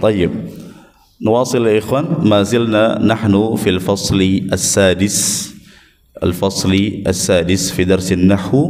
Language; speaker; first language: Arabic; non-native, fluent; Indonesian